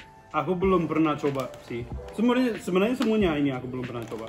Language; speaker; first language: Indonesian; non-native, fluent; English